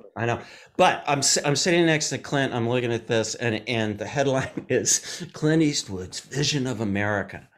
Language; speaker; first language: English; native; English